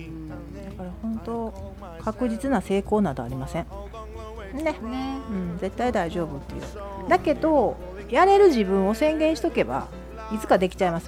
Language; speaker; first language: Japanese; native; Japanese